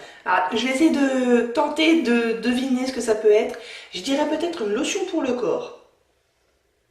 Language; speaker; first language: French; native; French